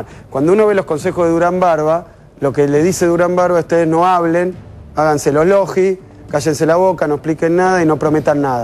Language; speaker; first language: Spanish; native; Spanish